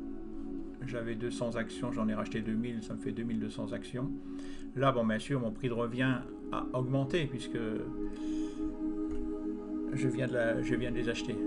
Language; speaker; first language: French; native; French